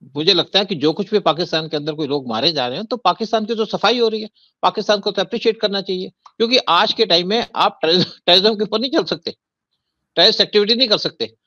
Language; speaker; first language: Hindi; native; Hindi